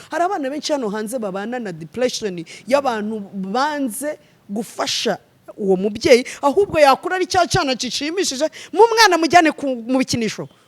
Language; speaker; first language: Kinyarwanda; native; Kinyarwanda